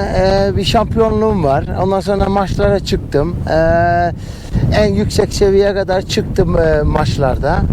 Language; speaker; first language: Turkish; early bilingual, heritage; Turkish